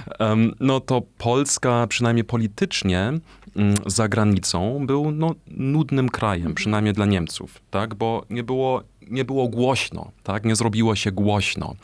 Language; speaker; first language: Polish; non-native, fluent; German